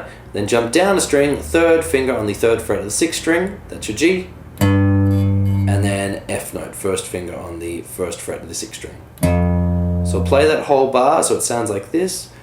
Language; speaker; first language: English; native; English